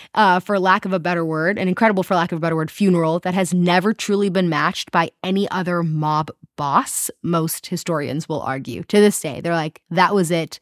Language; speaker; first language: English; native; English